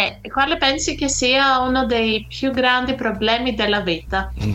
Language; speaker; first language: Italian; non-native, fluent; Greek